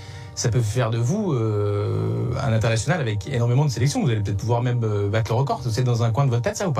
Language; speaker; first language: French; native; French